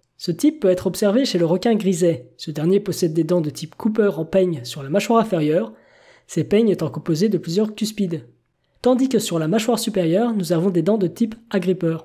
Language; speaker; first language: French; native; French